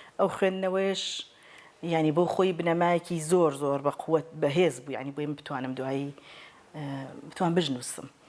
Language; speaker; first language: Central Kurdish; native; Central Kurdish